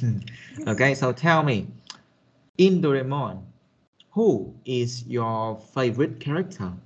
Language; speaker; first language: English; non-native, fluent; Vietnamese